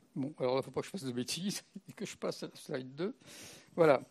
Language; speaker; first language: French; native; French